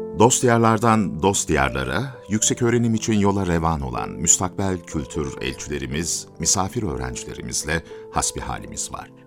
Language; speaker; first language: Turkish; native; Turkish